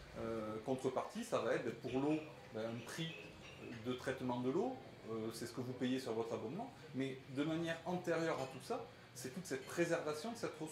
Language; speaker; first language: French; native; French